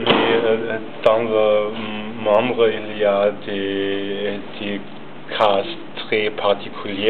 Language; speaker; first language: French; non-native, learner; German